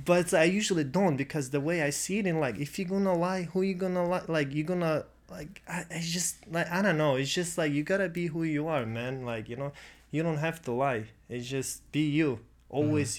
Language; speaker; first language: English; non-native, fluent; Russian